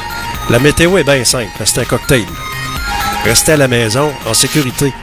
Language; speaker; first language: French; native; French